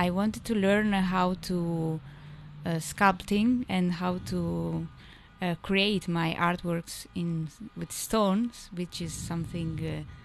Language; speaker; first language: English; non-native, fluent; Italian